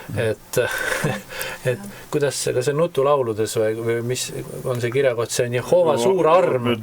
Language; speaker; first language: Estonian; native; Estonian